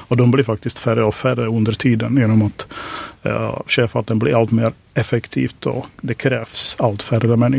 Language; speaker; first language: Swedish; non-native, fluent; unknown